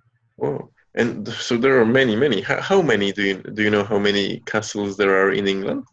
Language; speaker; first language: English; non-native, fluent; Polish